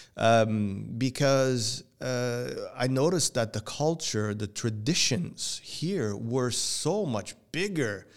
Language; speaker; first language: English; non-native, fluent; Portuguese